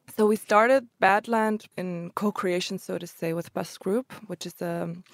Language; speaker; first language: English; early bilingual, other home language; Croatian